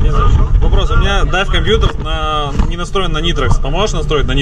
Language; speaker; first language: Russian; native; Russian